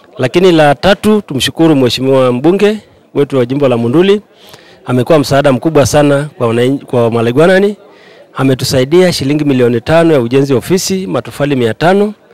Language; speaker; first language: Swahili; non-native, local second language; Masai